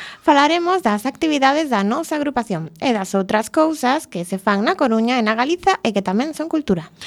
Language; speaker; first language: Galician; native; Galician